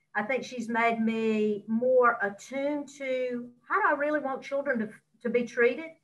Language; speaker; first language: English; native; English